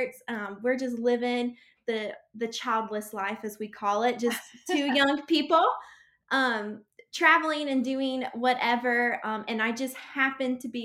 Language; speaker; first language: English; native; English